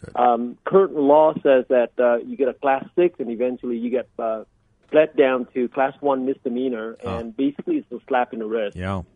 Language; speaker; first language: English; early bilingual, other home language; Vietnamese